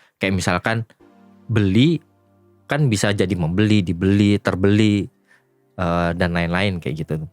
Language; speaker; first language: Indonesian; native; Indonesian